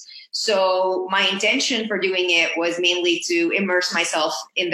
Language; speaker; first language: English; non-native, local second language; Urdu